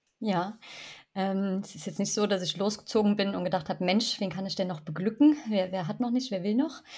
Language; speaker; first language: German; native; German